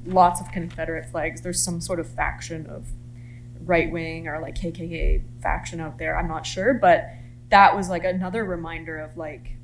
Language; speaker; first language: English; native; English